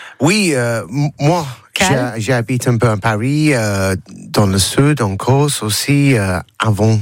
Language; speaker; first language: French; non-native, learner; English